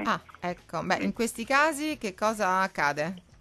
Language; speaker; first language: Italian; native; Italian